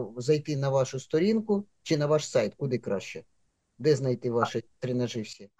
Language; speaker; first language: Ukrainian; non-native, local second language; Russian